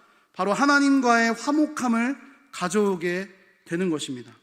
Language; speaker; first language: Korean; native; Korean